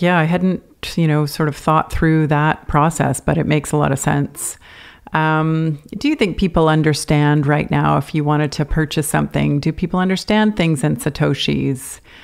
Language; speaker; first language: English; native; English